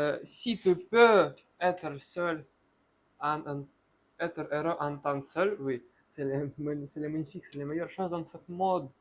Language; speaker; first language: French; non-native, learner; Russian